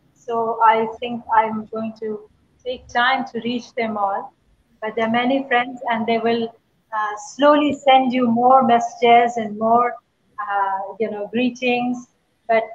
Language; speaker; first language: English; non-native, local second language; Hindi